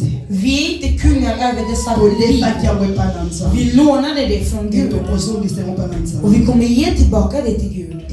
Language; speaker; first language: Swedish; non-native, learner; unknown